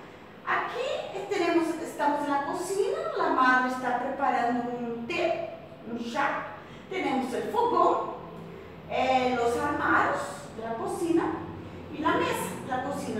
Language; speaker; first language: Portuguese; non-native, fluent; Spanish